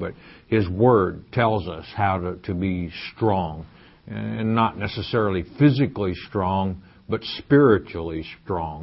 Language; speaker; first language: English; native; English